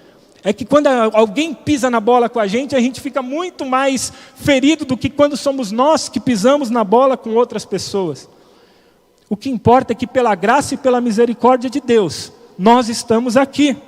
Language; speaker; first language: Portuguese; native; Portuguese